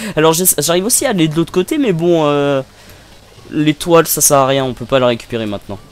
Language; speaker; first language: French; native; French